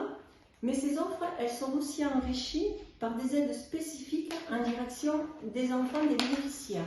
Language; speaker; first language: French; native; French